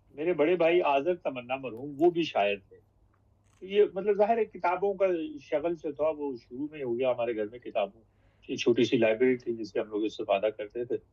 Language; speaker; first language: Urdu; native; Urdu